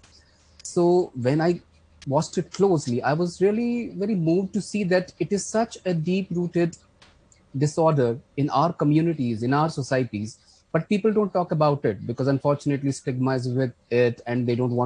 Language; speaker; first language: English; non-native, local second language; Kashmiri